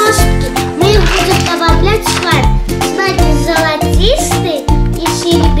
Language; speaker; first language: Russian; early bilingual, heritage; Russian